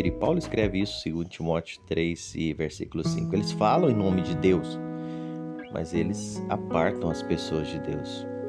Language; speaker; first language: Portuguese; native; Portuguese